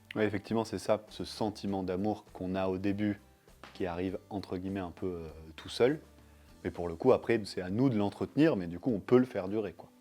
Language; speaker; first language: French; native; French